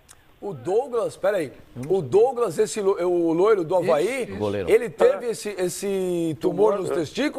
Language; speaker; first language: Portuguese; native; Portuguese